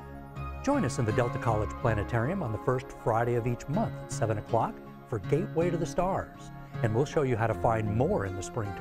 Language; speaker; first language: English; native; English